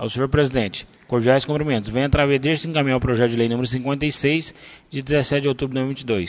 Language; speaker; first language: Portuguese; native; Portuguese